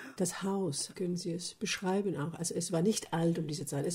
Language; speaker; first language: German; non-native, fluent; Danish